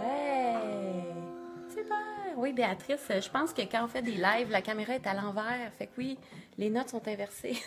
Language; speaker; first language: French; native; French